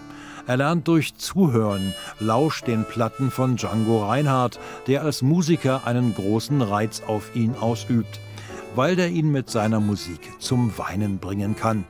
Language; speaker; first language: German; native; German